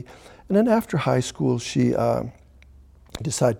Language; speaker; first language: English; early bilingual, other home language; German